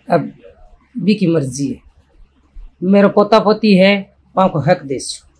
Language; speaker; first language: Hindi; non-native, local second language; Rajasthani